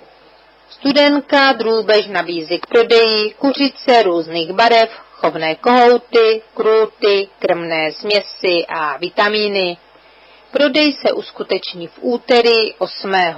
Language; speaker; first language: Czech; native; Czech